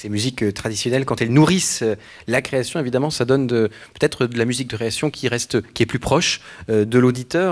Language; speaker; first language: French; native; French